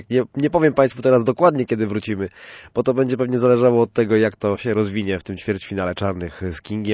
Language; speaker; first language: Polish; native; Polish